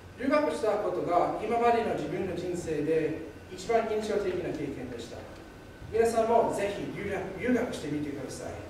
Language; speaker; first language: Japanese; non-native, fluent; English